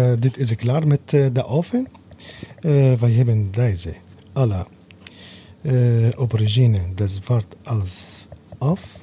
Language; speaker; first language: Dutch; non-native, learner; Arabic